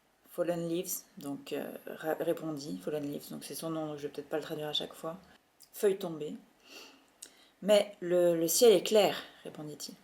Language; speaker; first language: French; native; French